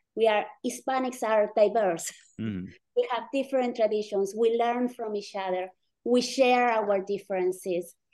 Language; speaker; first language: English; non-native, fluent; Spanish